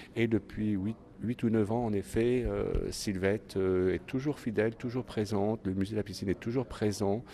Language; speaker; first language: French; native; French